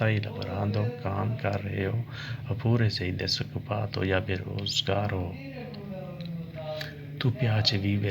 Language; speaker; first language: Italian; non-native, learner; Urdu